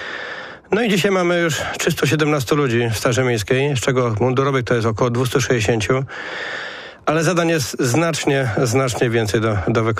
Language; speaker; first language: Polish; native; Polish